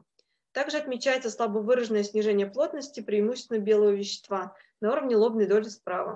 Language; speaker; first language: Russian; native; Russian